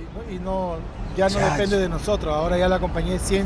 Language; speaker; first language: Spanish; native; Spanish